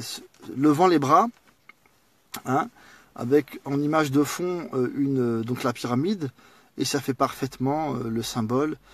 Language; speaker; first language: French; native; French